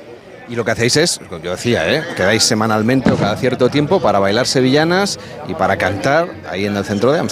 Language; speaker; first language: Spanish; native; Spanish